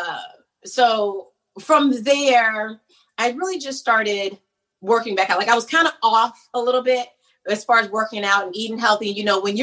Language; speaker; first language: English; native; English